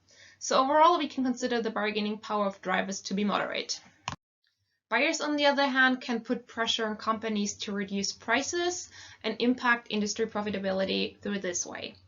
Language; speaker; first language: English; non-native, fluent; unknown